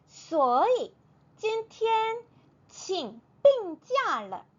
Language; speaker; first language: Chinese; non-native, fluent; Korean